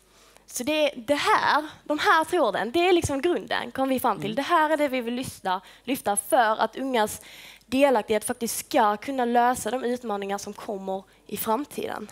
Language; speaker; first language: Swedish; native; Swedish